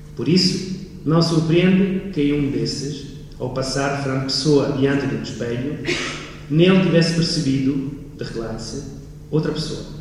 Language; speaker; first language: Portuguese; non-native, fluent; Italian